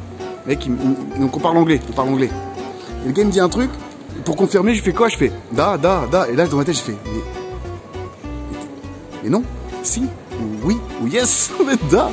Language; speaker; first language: French; native; French